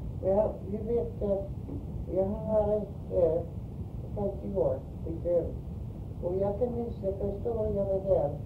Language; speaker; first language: Swedish; early bilingual, heritage; Swedish